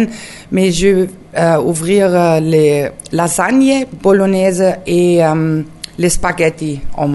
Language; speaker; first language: French; non-native, learner; German